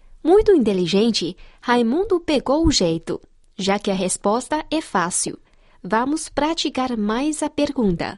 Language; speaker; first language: Portuguese; non-native, fluent; Chinese